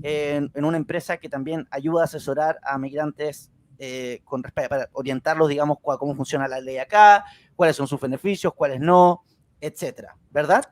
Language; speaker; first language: Spanish; native; Spanish